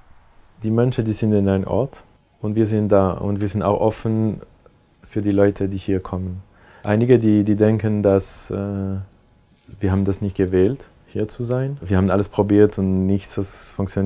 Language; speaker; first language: German; non-native, local second language; French